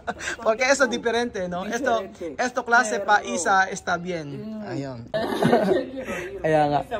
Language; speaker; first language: Spanish; non-native, learner; Filipino